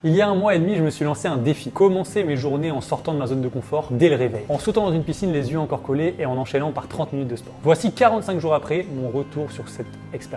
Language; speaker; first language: French; native; French